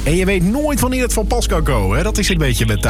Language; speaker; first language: Dutch; native; Dutch